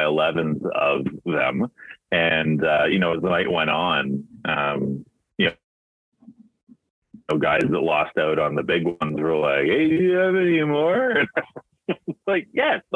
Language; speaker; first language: English; native; English